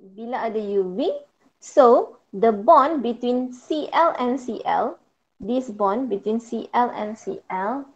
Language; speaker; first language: English; non-native, local second language; Malay